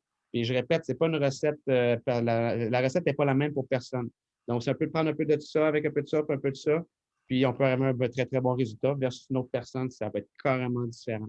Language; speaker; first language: French; native; French